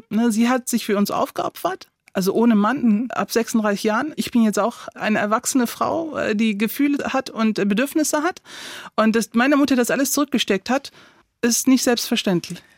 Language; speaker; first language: German; early bilingual, other home language; Turkish